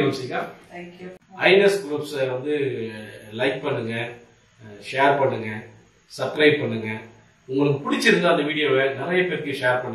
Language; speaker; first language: Tamil; native; Tamil